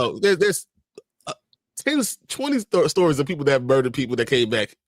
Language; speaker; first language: English; native; English